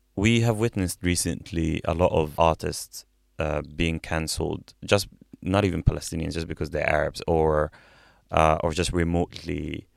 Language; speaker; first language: English; non-native, fluent; Arabic